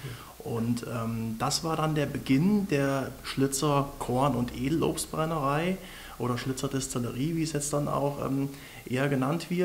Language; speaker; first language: German; native; German